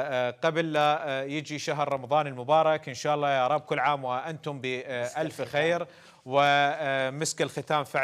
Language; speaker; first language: Arabic; native; Arabic